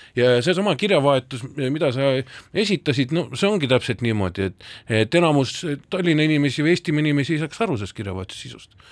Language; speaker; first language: Estonian; non-native, local second language; Russian